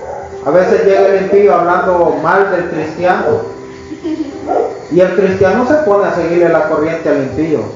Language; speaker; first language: Spanish; native; Spanish